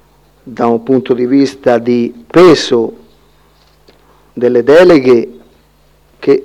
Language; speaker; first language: Italian; native; Italian